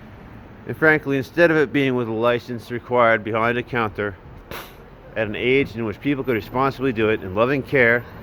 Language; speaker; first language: English; native; English